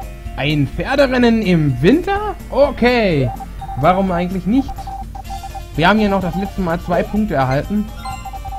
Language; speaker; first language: German; native; German